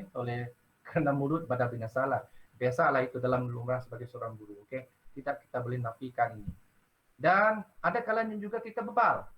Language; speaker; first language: Malay; non-native, local second language; Iban